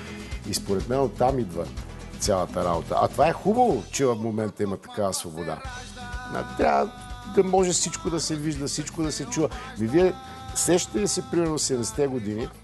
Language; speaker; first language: Bulgarian; native; Bulgarian